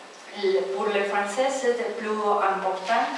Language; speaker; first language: French; non-native, learner; Spanish